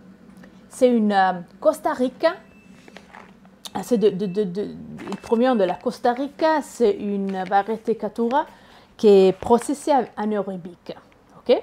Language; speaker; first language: French; non-native, learner; Italian